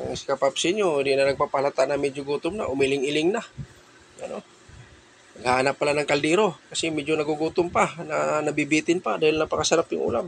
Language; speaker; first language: Filipino; non-native, local second language; Cebuano